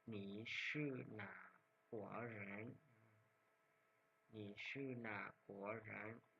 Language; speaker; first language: Chinese; non-native, fluent; Hmong